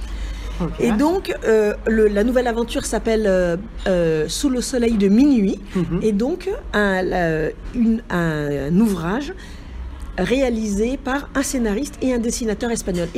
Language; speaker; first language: French; native; French